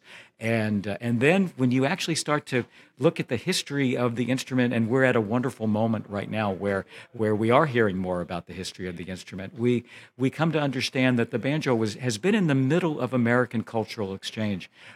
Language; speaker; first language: English; native; English